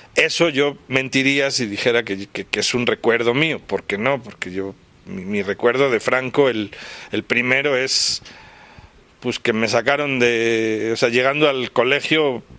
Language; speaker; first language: Spanish; native; Spanish